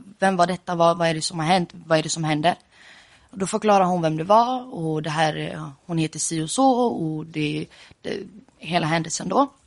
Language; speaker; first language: Swedish; early bilingual, other home language; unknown